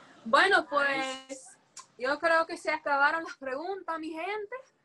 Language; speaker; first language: Spanish; non-native, fluent; English